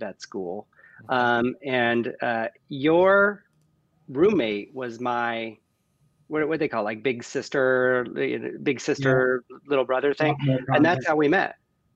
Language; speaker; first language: English; native; English